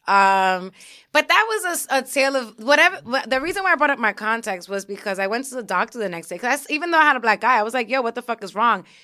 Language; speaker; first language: English; early bilingual, other home language; Spanish